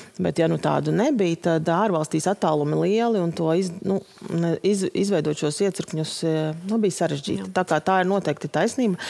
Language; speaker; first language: Latvian; native; Latvian